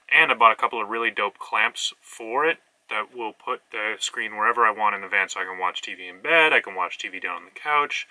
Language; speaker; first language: English; native; English